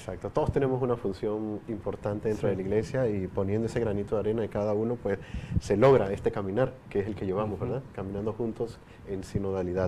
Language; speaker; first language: Spanish; native; Spanish